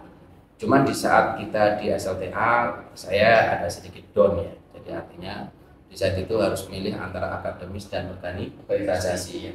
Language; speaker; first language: Indonesian; native; Indonesian